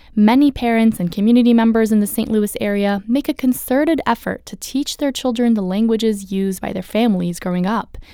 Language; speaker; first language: English; early bilingual, other home language; Arabic